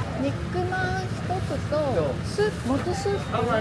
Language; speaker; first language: Japanese; native; Japanese